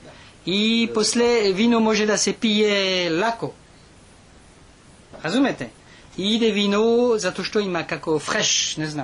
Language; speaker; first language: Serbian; non-native, learner; French